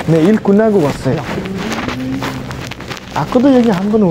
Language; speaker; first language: Korean; non-native, learner; Nepali